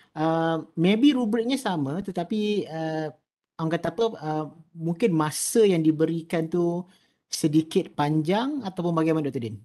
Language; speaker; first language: Malay; native; Malay